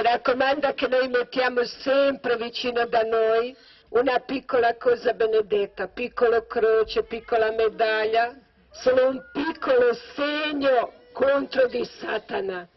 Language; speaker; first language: Italian; non-native, learner; Croatian